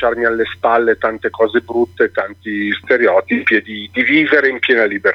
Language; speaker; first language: Italian; native; Italian